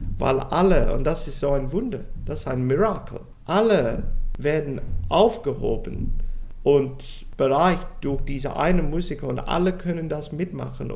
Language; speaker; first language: German; non-native, fluent; English